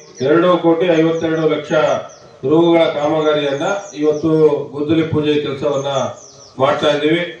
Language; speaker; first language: Kannada; native; Kannada